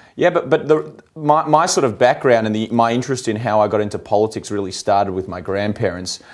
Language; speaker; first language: English; native; English